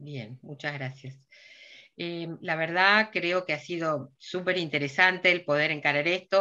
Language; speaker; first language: Spanish; native; Spanish